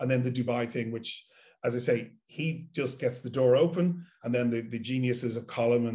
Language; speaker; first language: English; native; English